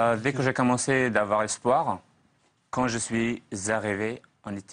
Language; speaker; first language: French; non-native, learner; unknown